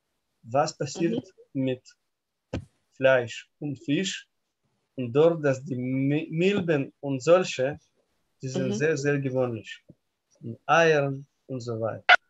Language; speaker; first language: German; non-native, learner; Russian